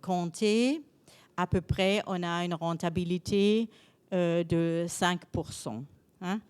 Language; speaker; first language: French; non-native, learner; German